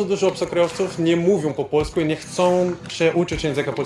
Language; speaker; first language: Polish; non-native, fluent; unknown